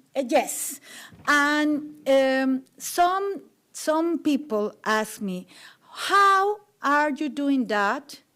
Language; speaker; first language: English; non-native, learner; Spanish